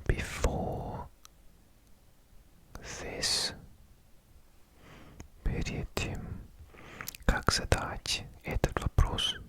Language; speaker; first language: Russian; non-native, learner; English